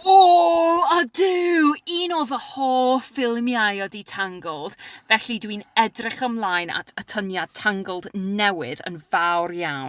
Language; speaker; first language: Welsh; non-native, learner; English